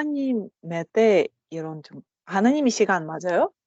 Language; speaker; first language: Korean; non-native, learner; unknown